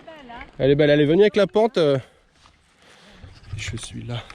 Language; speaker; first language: French; native; French